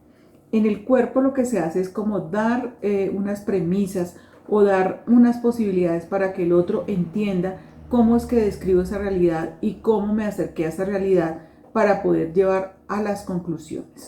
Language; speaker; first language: Spanish; native; Spanish